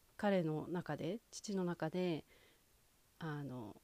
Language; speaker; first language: Japanese; native; Japanese